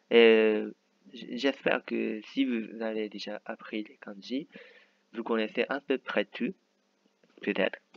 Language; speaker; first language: French; non-native, fluent; Japanese